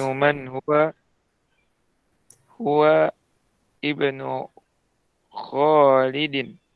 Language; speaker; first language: Arabic; non-native, learner; Indonesian